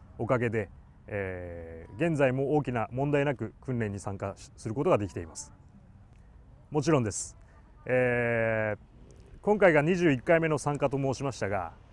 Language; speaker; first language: Japanese; native; Japanese